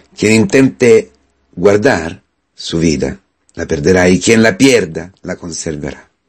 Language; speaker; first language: Spanish; non-native, fluent; Italian